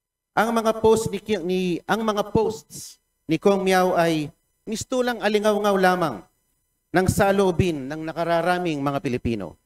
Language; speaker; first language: Filipino; native; Filipino